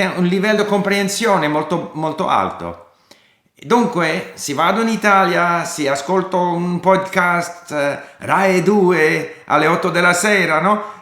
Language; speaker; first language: Italian; non-native, fluent; English